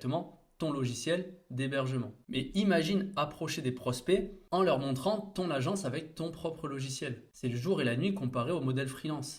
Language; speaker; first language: French; native; French